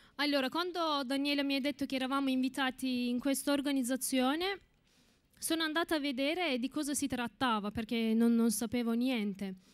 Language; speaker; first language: Italian; non-native, fluent; Turkish